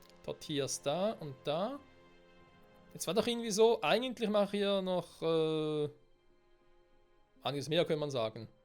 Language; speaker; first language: German; native; German